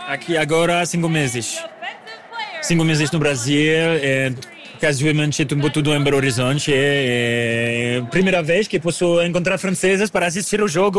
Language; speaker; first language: Portuguese; non-native, fluent; French